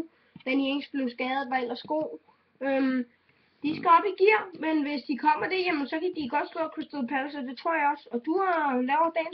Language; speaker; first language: Danish; native; Danish